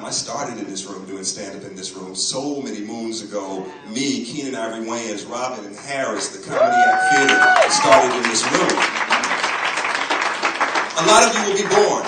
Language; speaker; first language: English; native; English